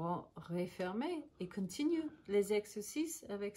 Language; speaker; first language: French; non-native, learner; English